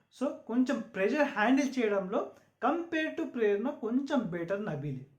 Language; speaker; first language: Telugu; non-native, local second language; Urdu